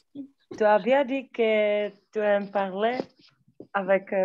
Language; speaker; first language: French; non-native, learner; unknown